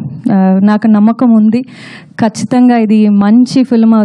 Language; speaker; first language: Telugu; non-native, fluent; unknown